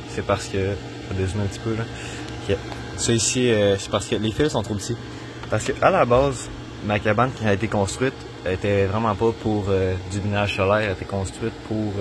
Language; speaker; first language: French; native; French